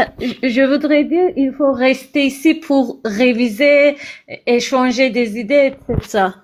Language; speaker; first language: French; non-native, learner; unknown